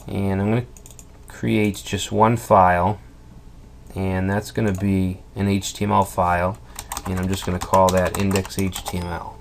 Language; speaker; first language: English; native; English